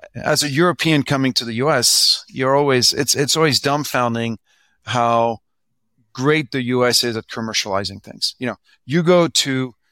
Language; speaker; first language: English; non-native, fluent; French